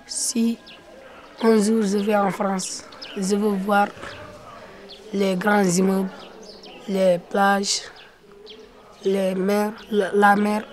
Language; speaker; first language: French; non-native, local second language; Fula